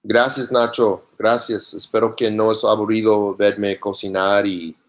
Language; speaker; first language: Spanish; non-native, learner; English